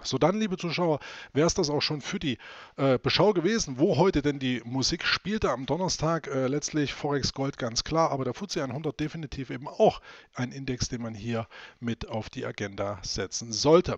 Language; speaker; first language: German; native; German